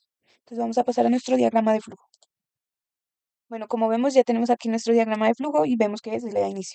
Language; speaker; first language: Spanish; native; Spanish